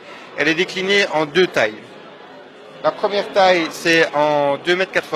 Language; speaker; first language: French; native; French